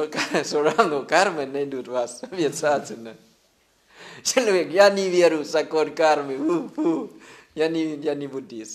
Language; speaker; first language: Russian; non-native, fluent; Thai